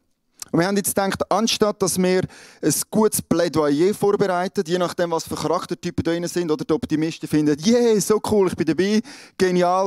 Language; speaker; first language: German; native; German